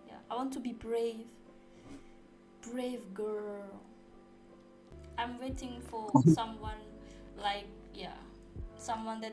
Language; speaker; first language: English; non-native, learner; Indonesian